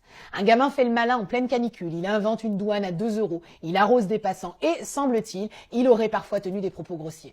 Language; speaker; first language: French; native; French